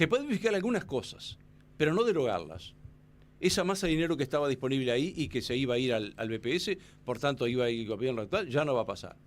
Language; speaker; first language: Spanish; native; Spanish